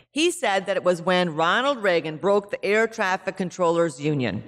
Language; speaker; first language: English; native; English